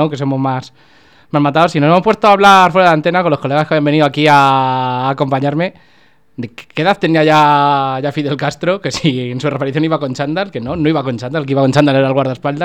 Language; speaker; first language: Spanish; native; Spanish